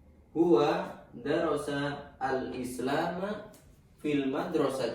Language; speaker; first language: Arabic; non-native, learner; Indonesian